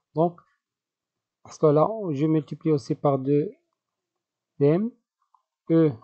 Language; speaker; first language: French; non-native, local second language; Arabic